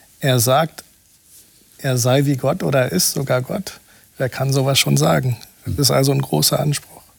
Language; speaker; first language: German; non-native, fluent; Portuguese